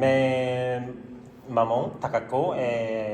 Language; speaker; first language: French; non-native, learner; Japanese